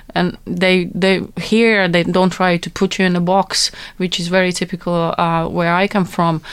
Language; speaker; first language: English; non-native, fluent; Latvian